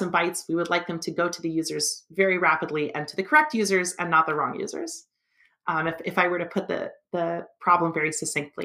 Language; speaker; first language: English; native; English